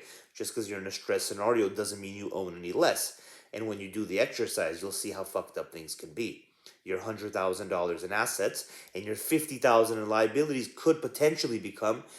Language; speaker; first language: English; native; English